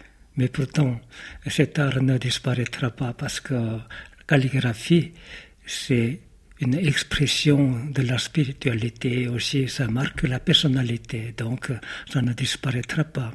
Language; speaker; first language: French; non-native, fluent; Korean